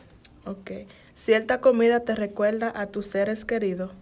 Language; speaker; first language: Spanish; early bilingual, heritage; Spanish